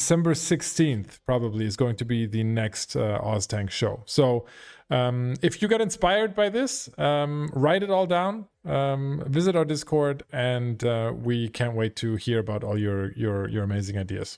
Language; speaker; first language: English; non-native, fluent; German